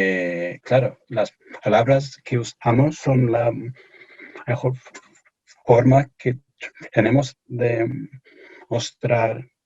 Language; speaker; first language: Spanish; non-native, fluent; English